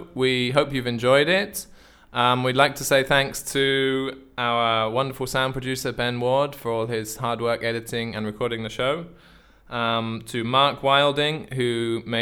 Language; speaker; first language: English; native; English